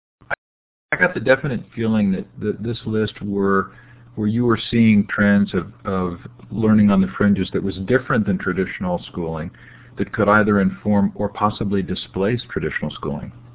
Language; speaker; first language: English; native; English